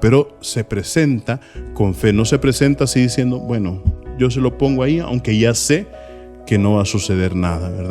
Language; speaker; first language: Spanish; native; Spanish